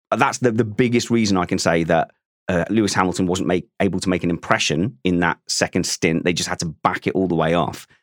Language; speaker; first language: English; native; English